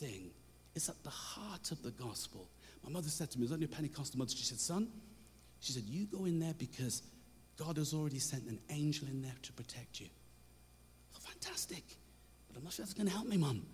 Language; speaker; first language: English; native; English